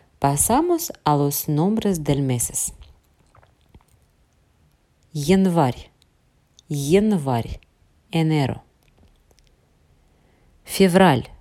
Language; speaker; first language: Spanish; non-native, fluent; Russian